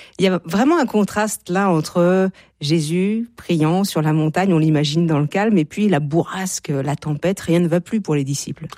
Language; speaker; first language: French; native; French